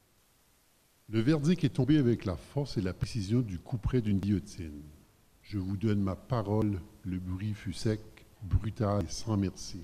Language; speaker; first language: French; native; French